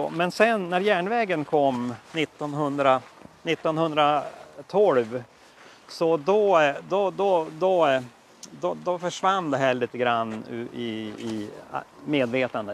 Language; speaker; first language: Swedish; native; Swedish